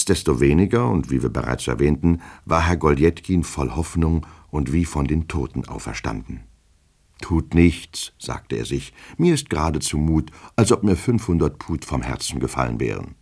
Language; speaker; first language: German; native; German